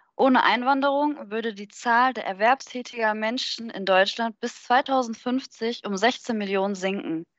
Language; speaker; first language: German; native; German